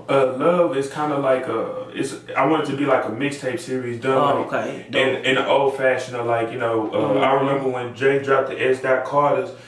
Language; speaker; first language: English; native; English